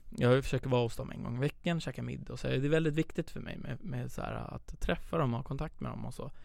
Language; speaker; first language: Swedish; early bilingual, other home language; Persian